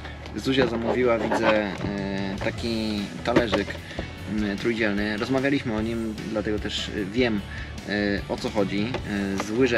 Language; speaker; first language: Polish; native; Polish